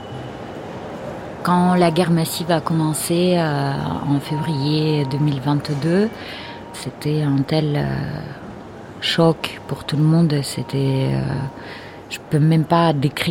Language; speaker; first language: French; non-native, fluent; Russian